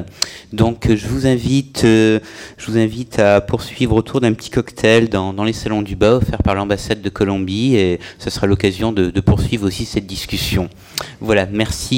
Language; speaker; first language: French; native; French